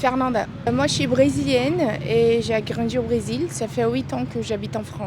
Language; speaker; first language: French; non-native, fluent; Portuguese